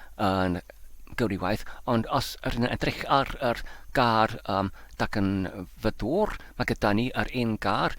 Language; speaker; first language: Welsh; non-native, learner; English